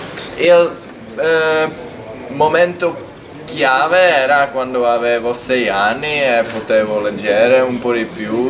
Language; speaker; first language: Italian; non-native, fluent; Czech